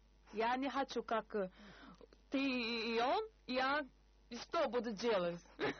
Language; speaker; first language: Russian; non-native, learner; Portuguese